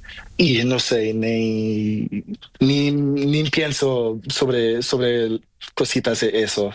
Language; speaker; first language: Spanish; non-native, learner; Portuguese